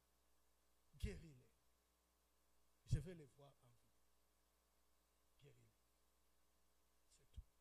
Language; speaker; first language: French; non-native, local second language; Lingala